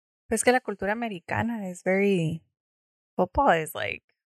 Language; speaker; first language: English; early bilingual, other home language; Spanish